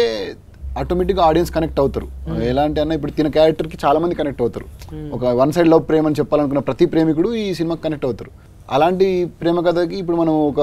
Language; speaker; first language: Telugu; native; Telugu